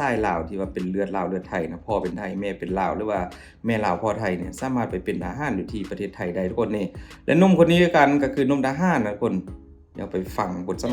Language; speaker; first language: Thai; non-native, local second language; Lao